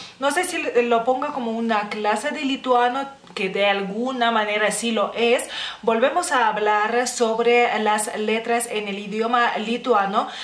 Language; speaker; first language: Spanish; non-native, fluent; Lithuanian